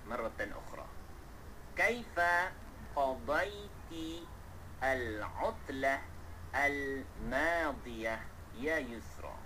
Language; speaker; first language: Arabic; non-native, fluent; Malay